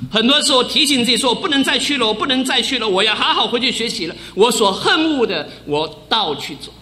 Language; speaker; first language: Chinese; native; Chinese